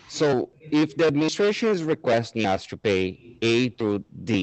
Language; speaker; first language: English; non-native, fluent; Portuguese